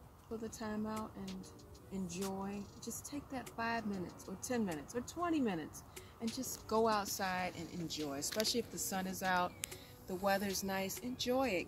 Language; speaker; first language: English; native; English